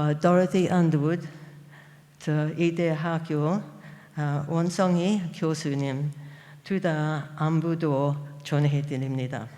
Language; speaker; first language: Korean; non-native, fluent; English